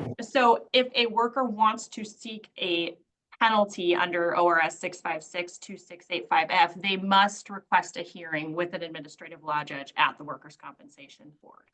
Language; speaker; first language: English; native; English